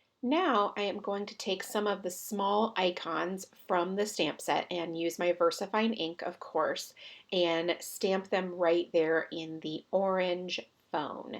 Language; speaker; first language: English; native; English